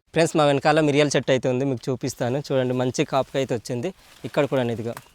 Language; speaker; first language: Telugu; non-native, local second language; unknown